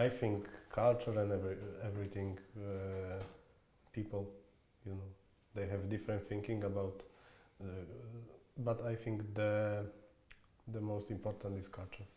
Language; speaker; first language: English; non-native, fluent; Polish